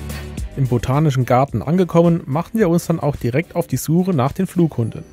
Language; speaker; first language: German; native; German